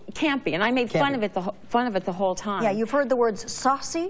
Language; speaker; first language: English; native; English